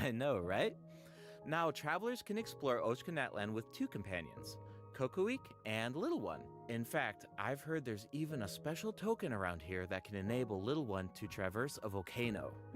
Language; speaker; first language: English; native; English